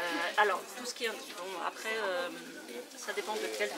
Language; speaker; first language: French; native; French